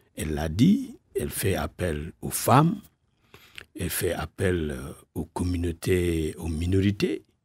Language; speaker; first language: French; non-native, local second language; Wolof